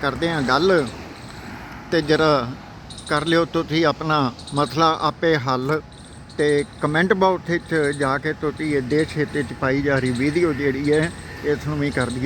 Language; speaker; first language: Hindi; non-native, local second language; Punjabi